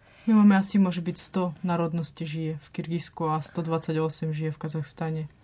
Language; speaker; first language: Slovak; non-native, fluent; Russian